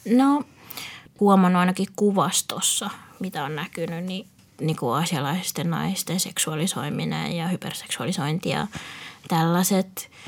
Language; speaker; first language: Finnish; early bilingual, other home language; Vietnamese